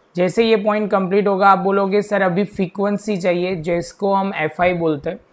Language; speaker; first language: Hindi; non-native, local second language; Gujarati